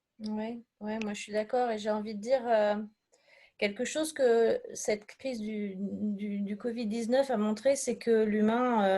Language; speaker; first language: French; native; French